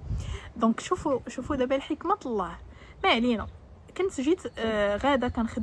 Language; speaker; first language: Arabic; native; Arabic